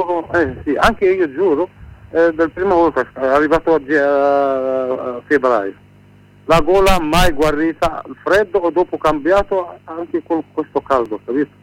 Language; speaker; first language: Italian; non-native, learner; Arabic